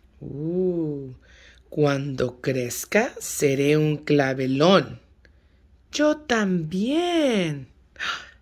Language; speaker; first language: Spanish; early bilingual, heritage; Spanish